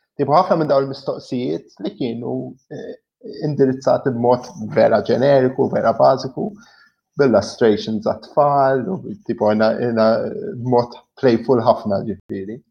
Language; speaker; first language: Maltese; early bilingual, heritage; Maltese